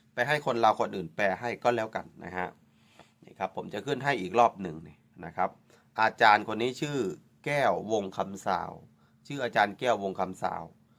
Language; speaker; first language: Thai; native; Thai